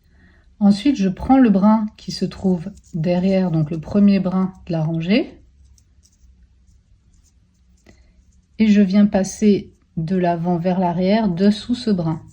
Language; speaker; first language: French; native; French